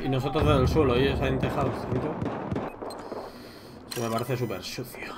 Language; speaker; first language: Spanish; native; Spanish